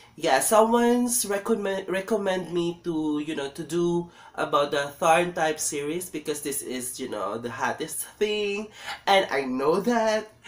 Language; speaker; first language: English; non-native, local second language; Filipino